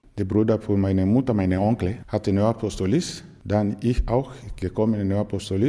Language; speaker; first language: German; non-native, learner; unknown